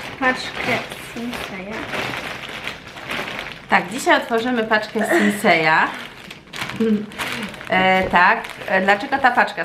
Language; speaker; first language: Polish; native; Polish